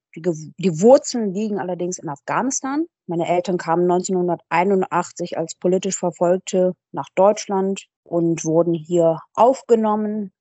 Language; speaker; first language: German; early bilingual, other home language; Persian